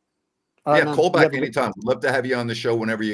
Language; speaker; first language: English; native; English